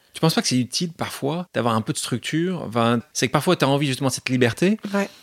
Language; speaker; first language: French; native; French